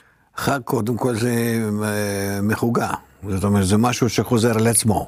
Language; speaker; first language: Hebrew; non-native, fluent; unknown